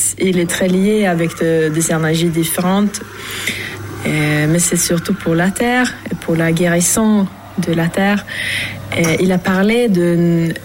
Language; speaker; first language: French; non-native, fluent; Swedish